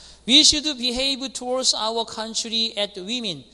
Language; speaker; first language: English; non-native, fluent; Korean